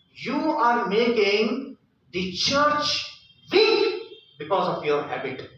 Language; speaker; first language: English; non-native, local second language; Hindi